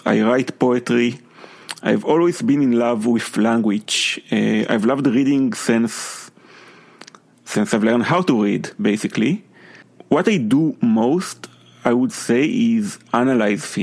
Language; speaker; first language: English; non-native, fluent; Hebrew